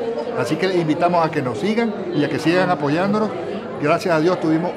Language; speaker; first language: Spanish; native; Spanish